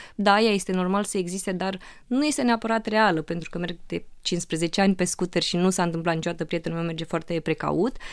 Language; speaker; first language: Romanian; non-native, local second language; Russian